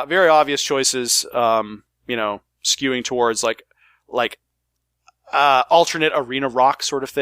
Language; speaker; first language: English; native; English